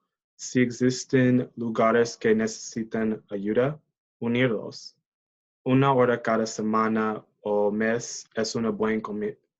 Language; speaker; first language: Spanish; non-native, learner; English